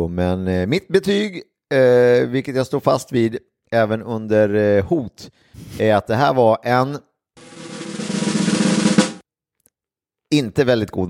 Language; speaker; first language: Swedish; native; Swedish